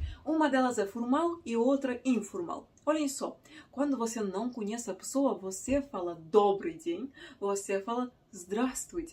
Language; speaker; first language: Portuguese; non-native, fluent; Russian